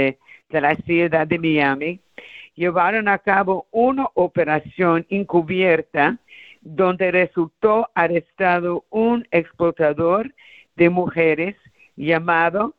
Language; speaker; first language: Spanish; early bilingual, heritage; Spanish